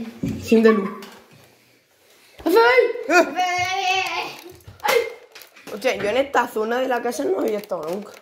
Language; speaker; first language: Spanish; native; Spanish